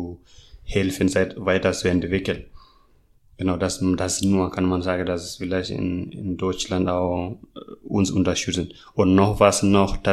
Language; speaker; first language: German; non-native, fluent; Masai